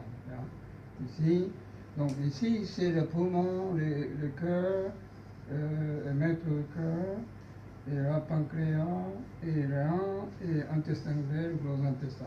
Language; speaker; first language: French; non-native, learner; Japanese